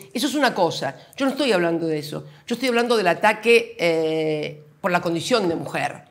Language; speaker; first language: Spanish; native; Spanish